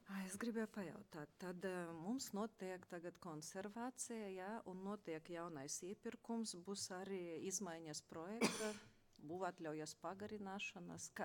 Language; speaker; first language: Latvian; non-native, local second language; Russian